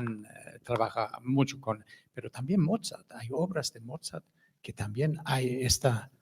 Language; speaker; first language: Spanish; non-native, fluent; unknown